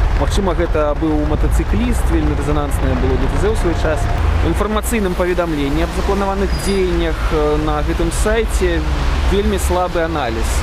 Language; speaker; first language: Belarusian; non-native, local second language; Russian